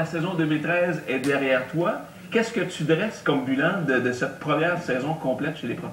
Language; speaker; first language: French; native; French